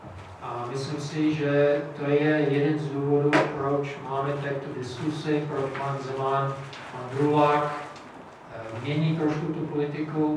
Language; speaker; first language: Czech; non-native, fluent; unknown